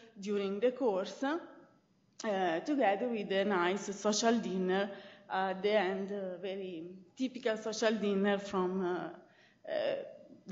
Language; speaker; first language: English; non-native, fluent; Italian